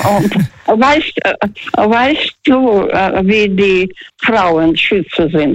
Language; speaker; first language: German; non-native, fluent; Russian